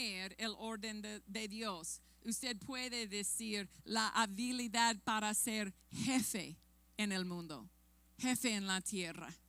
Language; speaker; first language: Spanish; non-native, fluent; English